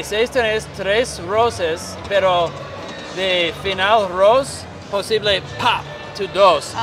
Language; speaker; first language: Spanish; non-native, learner; English